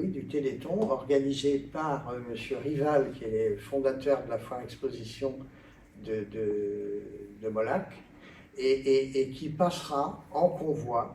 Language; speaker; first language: French; native; French